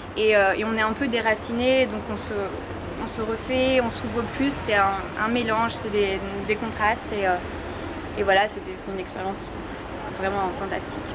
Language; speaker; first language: French; native; French